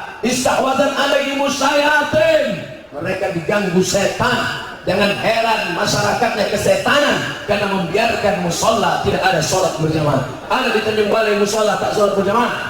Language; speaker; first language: Indonesian; native; Indonesian